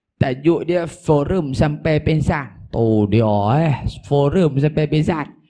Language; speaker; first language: Malay; native; Malay